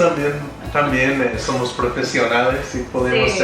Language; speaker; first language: Spanish; non-native, fluent; English